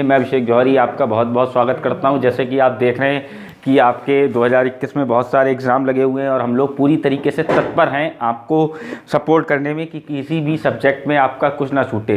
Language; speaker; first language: Hindi; native; Hindi